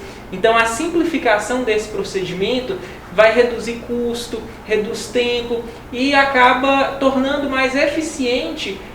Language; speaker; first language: Portuguese; native; Portuguese